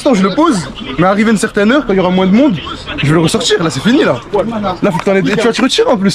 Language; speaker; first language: French; native; French